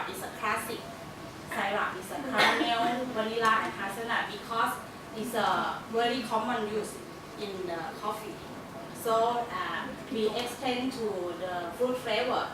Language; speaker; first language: English; non-native, learner; Thai